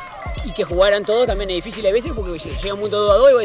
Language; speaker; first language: Spanish; native; Spanish